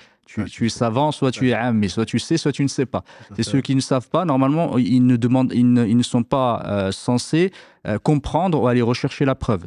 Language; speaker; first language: French; native; French